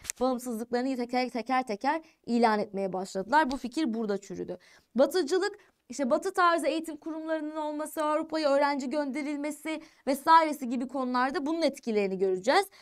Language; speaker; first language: Turkish; native; Turkish